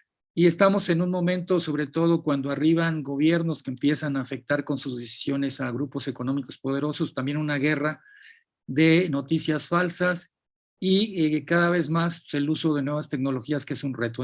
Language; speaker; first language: Spanish; native; Spanish